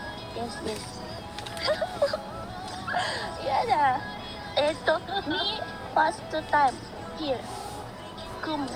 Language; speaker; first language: English; non-native, learner; Filipino